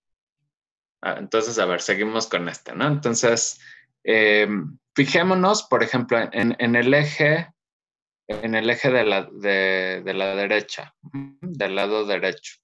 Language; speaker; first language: Spanish; native; Spanish